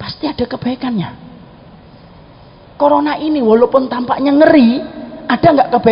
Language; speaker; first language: Indonesian; native; Indonesian